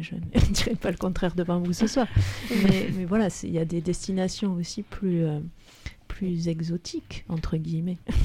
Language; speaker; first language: French; native; French